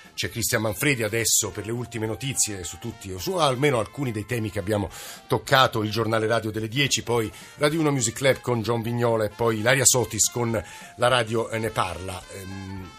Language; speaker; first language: Italian; native; Italian